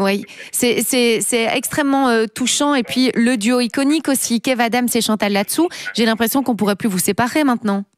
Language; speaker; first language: French; native; French